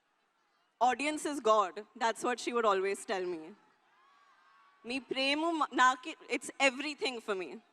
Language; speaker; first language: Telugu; non-native, learner; Hindi